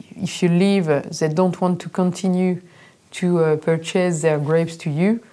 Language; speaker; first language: English; non-native, fluent; French